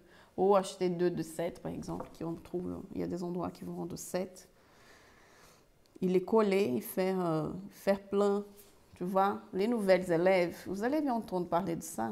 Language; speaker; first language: French; non-native, fluent; Portuguese